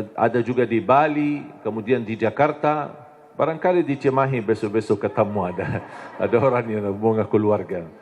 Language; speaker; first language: Indonesian; non-native, fluent; Arabic